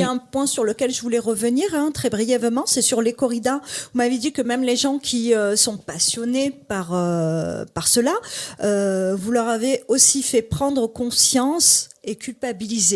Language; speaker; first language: French; native; French